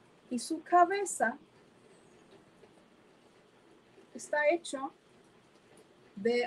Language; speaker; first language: Spanish; non-native, fluent; English